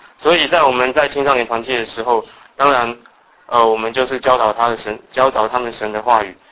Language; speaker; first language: Chinese; early bilingual, other home language; Cantonese